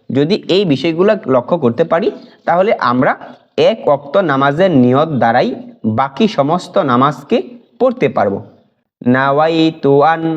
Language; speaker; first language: Bangla; native; Bangla